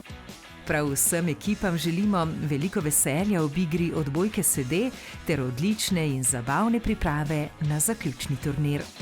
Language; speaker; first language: Slovenian; native; Slovenian